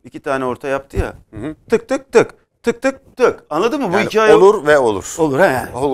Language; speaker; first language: Turkish; native; Turkish